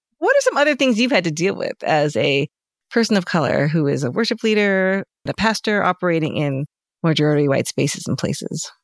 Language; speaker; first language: English; native; English